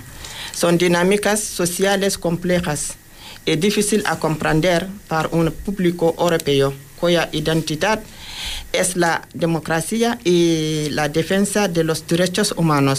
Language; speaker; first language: Spanish; non-native, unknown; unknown